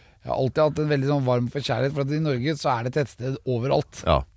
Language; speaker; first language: Norwegian; native; Norwegian